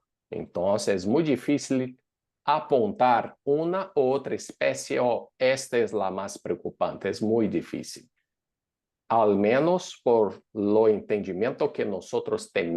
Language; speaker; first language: Spanish; non-native, fluent; Portuguese